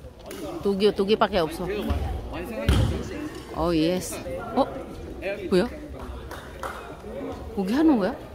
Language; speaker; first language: Korean; non-native, fluent; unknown